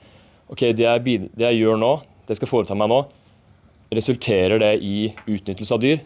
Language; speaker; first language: Norwegian; native; Norwegian